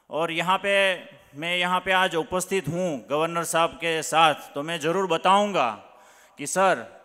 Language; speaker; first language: Hindi; non-native, local second language; Gujarati